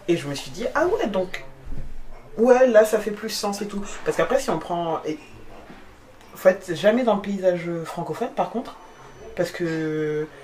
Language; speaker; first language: French; native; French